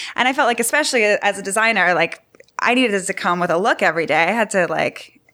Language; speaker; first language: English; native; English